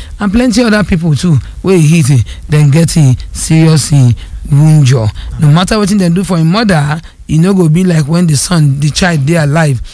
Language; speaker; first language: Nigerian Pidgin; non-native, local second language; Yoruba